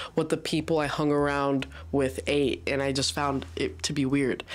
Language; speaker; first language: English; early bilingual, other home language; Spanish